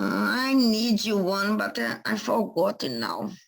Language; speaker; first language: English; non-native, learner; Portuguese